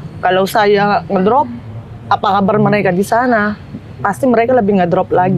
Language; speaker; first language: Indonesian; non-native, fluent; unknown